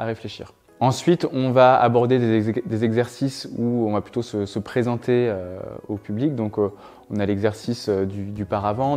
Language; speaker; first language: French; native; French